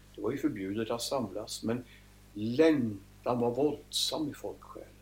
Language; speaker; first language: Swedish; native; Swedish